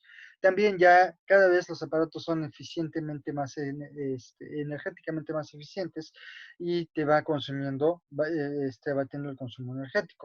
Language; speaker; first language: Spanish; native; Spanish